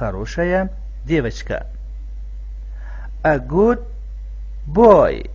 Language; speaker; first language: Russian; non-native, local second language; Tajik